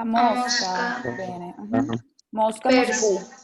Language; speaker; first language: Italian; non-native, fluent; Spanish